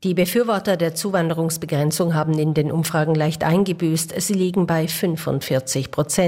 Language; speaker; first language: German; native; German